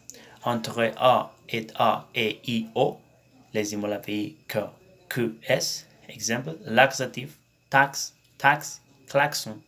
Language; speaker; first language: French; non-native, learner; Spanish